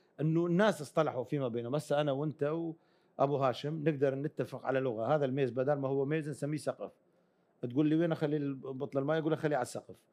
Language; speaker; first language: Arabic; early bilingual, other home language; Kurdish